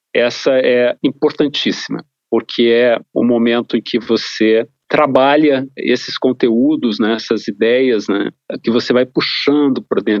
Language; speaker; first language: Portuguese; native; Portuguese